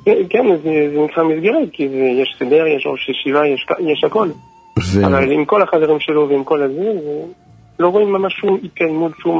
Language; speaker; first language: Hebrew; non-native, fluent; French